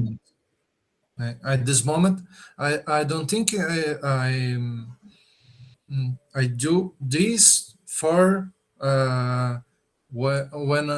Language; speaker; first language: English; non-native, learner; Portuguese